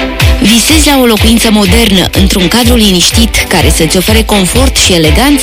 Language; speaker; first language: Romanian; native; Romanian